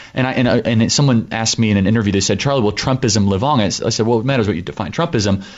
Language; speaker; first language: English; native; English